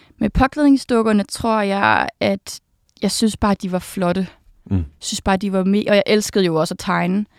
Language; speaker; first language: Danish; native; Danish